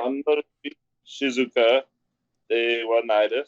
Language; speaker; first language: Japanese; non-native, learner; English